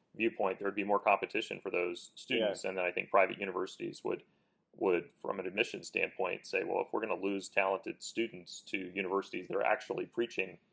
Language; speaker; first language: English; native; English